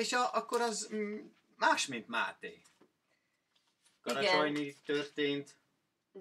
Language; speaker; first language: Hungarian; non-native, learner; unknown